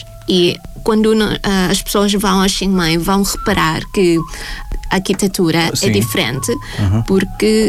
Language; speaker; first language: Portuguese; non-native, fluent; Thai